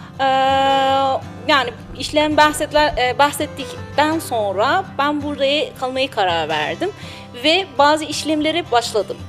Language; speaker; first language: Turkish; non-native, learner; Persian